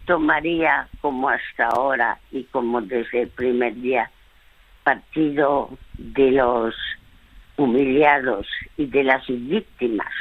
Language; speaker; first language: Spanish; non-native, fluent; French